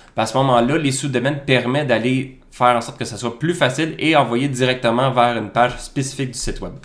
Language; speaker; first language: French; native; French